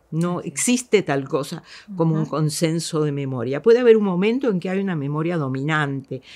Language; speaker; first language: Spanish; native; Spanish